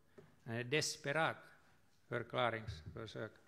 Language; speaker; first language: Swedish; non-native, fluent; Finnish